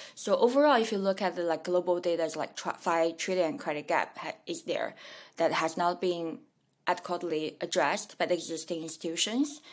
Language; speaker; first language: English; non-native, fluent; Chinese